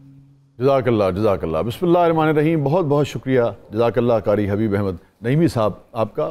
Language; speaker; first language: Urdu; native; Urdu